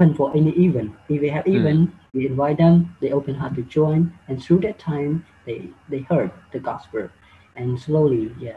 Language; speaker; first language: English; non-native, learner; Khmer